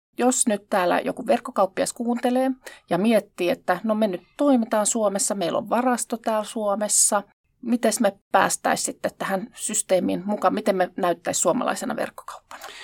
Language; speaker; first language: Finnish; native; Finnish